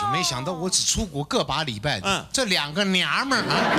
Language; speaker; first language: Chinese; native; Chinese